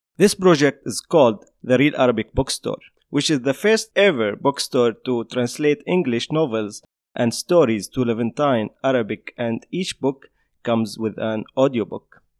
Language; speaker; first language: English; non-native, fluent; Arabic